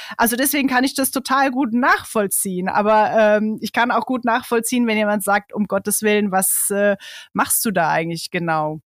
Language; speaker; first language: German; native; German